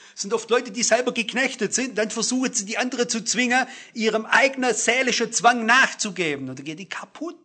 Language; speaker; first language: German; native; German